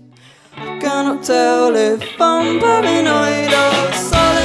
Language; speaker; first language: English; native; English